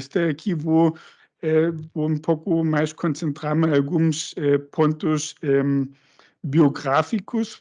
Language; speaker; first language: Portuguese; non-native, fluent; German